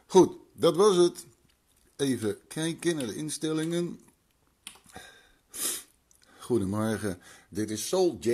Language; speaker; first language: Dutch; early bilingual, other home language; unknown